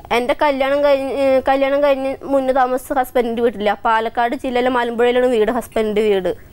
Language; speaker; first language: Malayalam; native; Malayalam